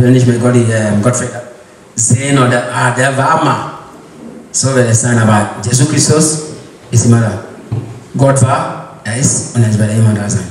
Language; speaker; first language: German; non-native, learner; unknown